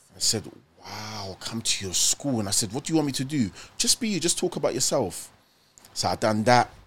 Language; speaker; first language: English; early bilingual, other home language; German